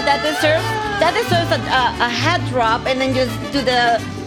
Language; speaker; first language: English; non-native, fluent; Spanish